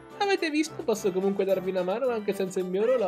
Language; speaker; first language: Italian; native; Italian